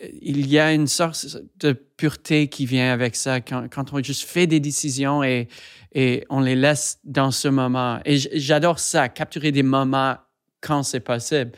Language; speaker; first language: French; non-native, fluent; English